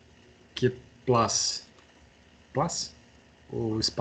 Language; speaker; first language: French; non-native, learner; Portuguese